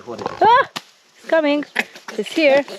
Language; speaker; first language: English; non-native, fluent; Romanian